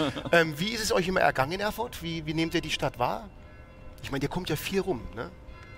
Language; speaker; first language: German; native; German